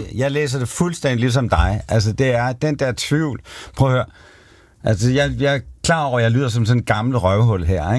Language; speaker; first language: Danish; native; Danish